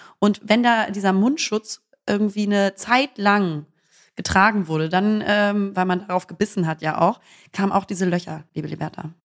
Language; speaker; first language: German; native; German